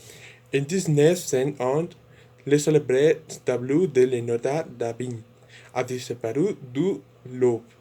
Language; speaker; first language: French; non-native, learner; Spanish